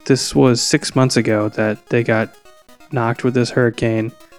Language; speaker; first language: English; native; English